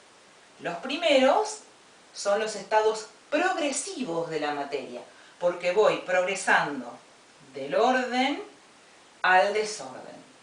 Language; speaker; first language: Spanish; native; Spanish